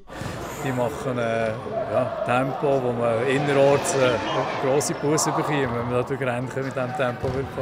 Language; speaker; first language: German; native; German